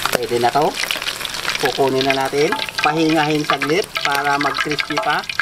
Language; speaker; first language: Filipino; non-native, local second language; Kinaray-a